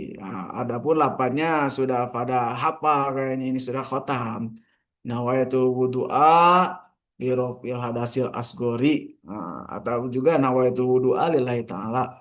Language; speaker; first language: Indonesian; non-native, local second language; Sundanese